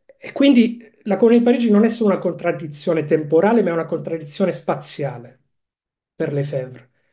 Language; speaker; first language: Italian; native; Italian